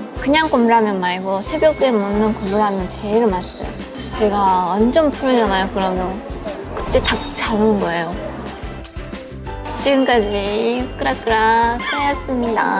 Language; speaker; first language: Korean; non-native, fluent; Japanese